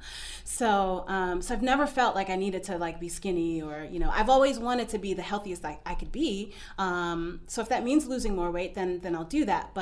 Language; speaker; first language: English; native; English